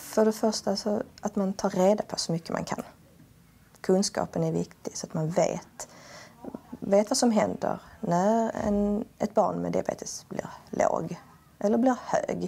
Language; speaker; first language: Swedish; native; Swedish